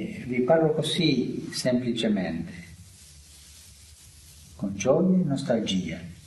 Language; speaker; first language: Italian; non-native, fluent; Spanish